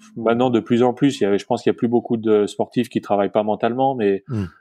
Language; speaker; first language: French; native; French